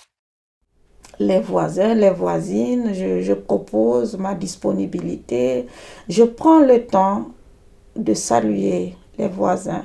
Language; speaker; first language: French; native; French